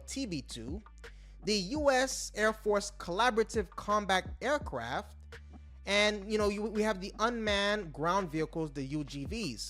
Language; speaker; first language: English; native; English